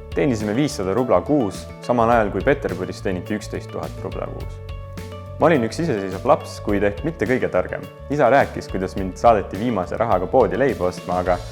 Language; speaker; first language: Estonian; early bilingual, other home language; Russian